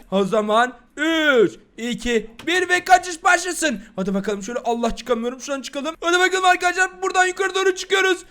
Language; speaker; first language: Turkish; native; Turkish